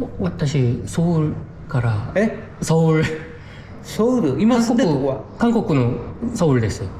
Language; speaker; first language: Japanese; non-native, fluent; Korean